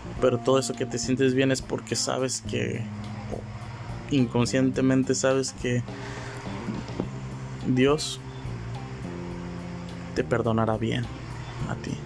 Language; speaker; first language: Spanish; native; Spanish